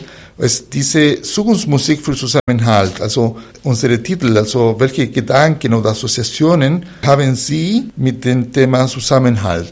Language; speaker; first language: German; non-native, fluent; Spanish